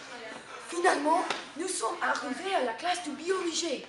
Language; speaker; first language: French; non-native, learner; English